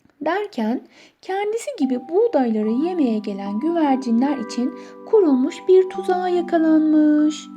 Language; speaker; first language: Turkish; native; Turkish